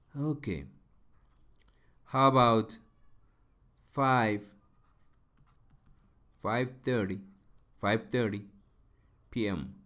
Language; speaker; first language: English; non-native, local second language; Amharic